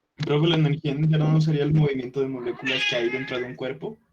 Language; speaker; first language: Spanish; native; Spanish